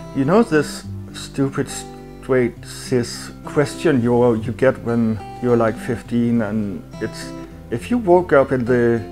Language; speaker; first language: English; non-native, fluent; Danish